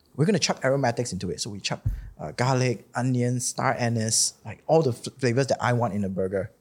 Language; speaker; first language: English; non-native, local second language; Chinese